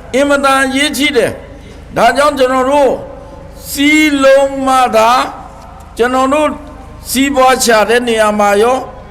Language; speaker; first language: Burmese; non-native, local second language; Pa'o Karen